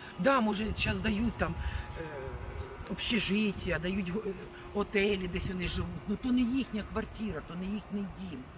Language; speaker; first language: Ukrainian; non-native, local second language; Russian